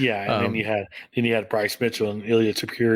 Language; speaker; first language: English; native; English